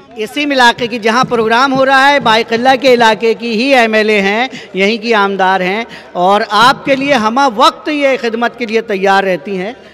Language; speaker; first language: Hindi; native; Hindi